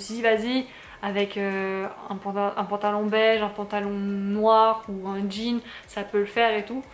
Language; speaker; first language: French; native; French